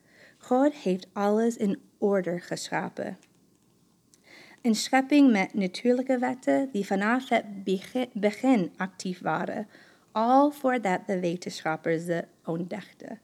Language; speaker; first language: Dutch; non-native, fluent; English